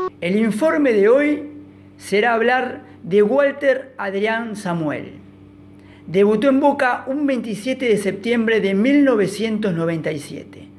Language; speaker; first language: Spanish; native; Spanish